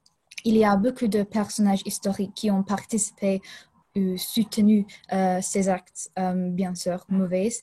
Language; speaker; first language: French; non-native, fluent; English